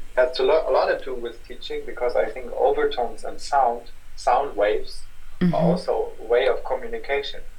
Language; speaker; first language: English; non-native, fluent; German